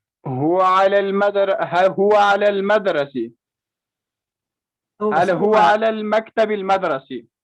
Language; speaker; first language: Arabic; non-native, learner; Pashto